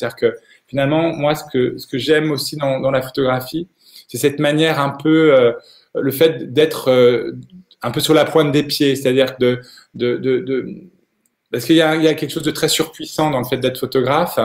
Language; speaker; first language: French; native; French